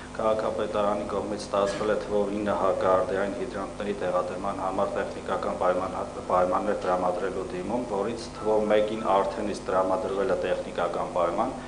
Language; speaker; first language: Armenian; native; Armenian